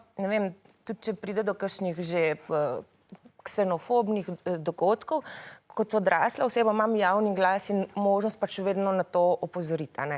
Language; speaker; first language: Slovenian; early bilingual, other home language; Bosnian